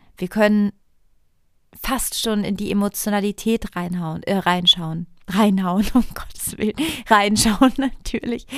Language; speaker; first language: German; non-native, fluent; Italian